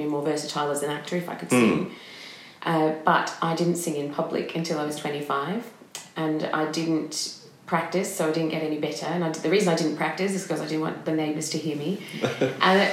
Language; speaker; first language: English; native; English